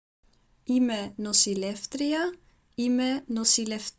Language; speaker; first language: Greek; non-native, learner; Dutch